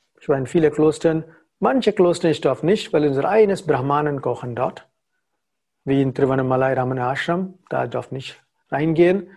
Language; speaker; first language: German; non-native, learner; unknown